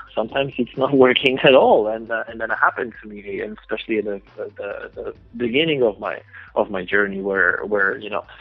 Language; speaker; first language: English; non-native, fluent; Polish